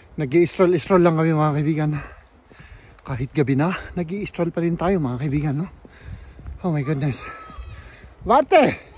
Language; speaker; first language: Filipino; native; Filipino